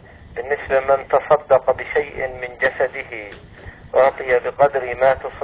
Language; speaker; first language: Arabic; native; Arabic